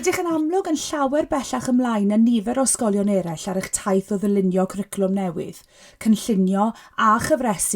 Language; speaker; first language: Welsh; native; Welsh